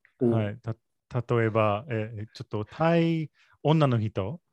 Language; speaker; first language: Japanese; non-native, learner; English